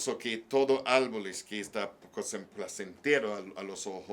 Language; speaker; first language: Spanish; non-native, learner; English